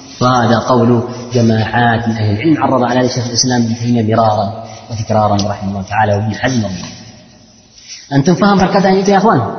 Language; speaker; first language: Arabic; non-native, fluent; Malay